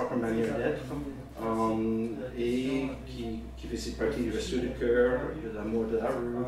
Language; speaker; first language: French; native; French